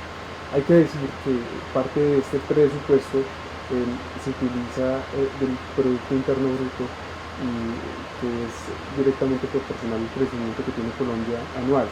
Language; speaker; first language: Spanish; native; Spanish